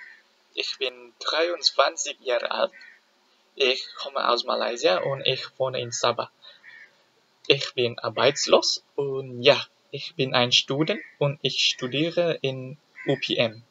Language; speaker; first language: German; non-native, learner; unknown